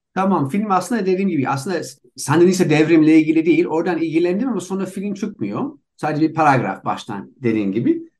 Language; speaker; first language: Turkish; non-native, fluent; English